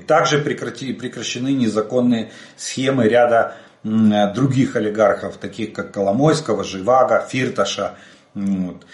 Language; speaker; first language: Russian; native; Russian